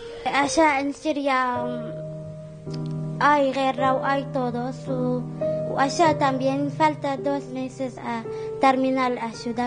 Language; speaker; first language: Spanish; non-native, learner; Arabic